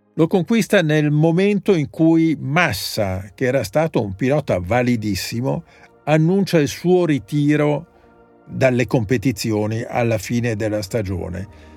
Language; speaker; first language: Italian; native; Italian